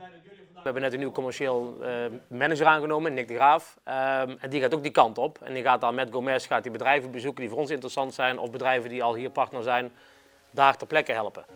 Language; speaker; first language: Dutch; native; Dutch